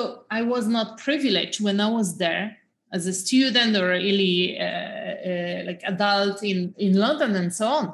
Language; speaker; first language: English; non-native, fluent; Polish